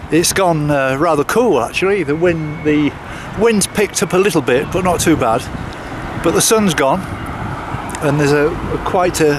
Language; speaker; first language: English; native; English